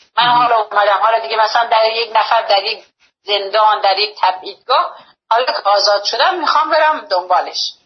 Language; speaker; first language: Persian; native; Persian